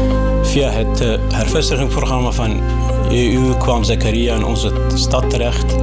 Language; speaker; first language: Dutch; non-native, fluent; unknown